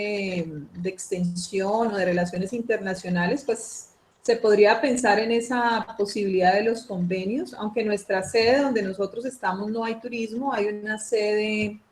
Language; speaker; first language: Spanish; native; Spanish